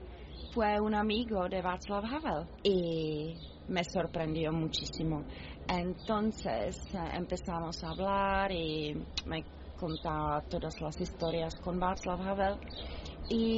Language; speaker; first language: Spanish; non-native, learner; Czech